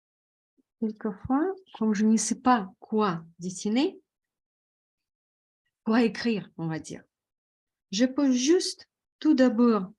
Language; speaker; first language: French; non-native, fluent; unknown